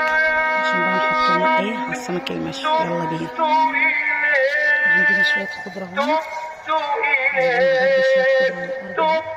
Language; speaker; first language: Arabic; native; Arabic